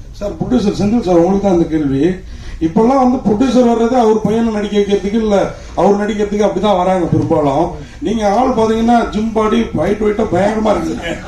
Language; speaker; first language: Tamil; native; Tamil